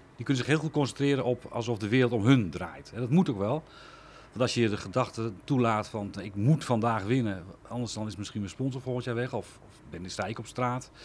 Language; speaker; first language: Dutch; native; Dutch